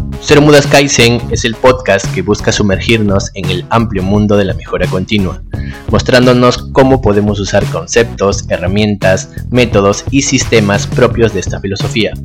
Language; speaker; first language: Spanish; native; Spanish